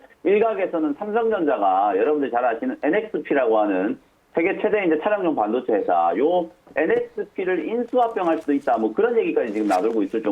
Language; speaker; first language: Korean; native; Korean